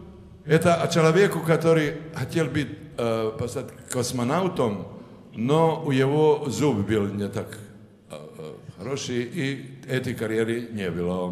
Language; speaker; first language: Russian; non-native, learner; Serbian